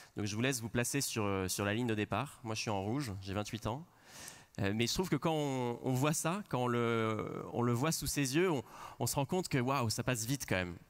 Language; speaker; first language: French; native; French